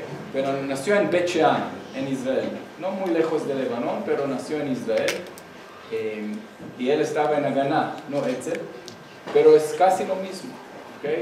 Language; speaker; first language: Spanish; non-native, learner; Hebrew